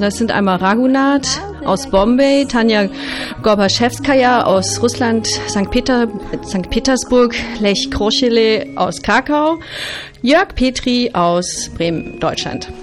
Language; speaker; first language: German; native; German